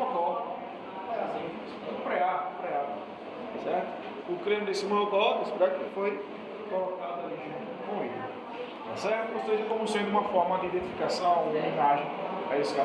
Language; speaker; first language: Portuguese; native; Portuguese